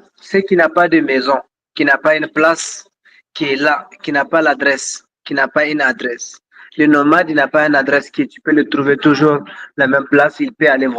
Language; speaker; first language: French; non-native, local second language; Tamasheq